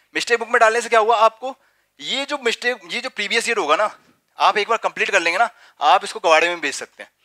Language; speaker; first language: Hindi; native; Hindi